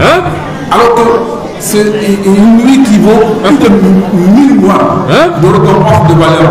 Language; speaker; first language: French; non-native, local second language; Soninke